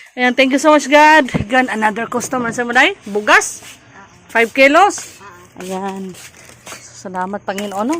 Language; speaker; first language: Filipino; non-native, local second language; Cebuano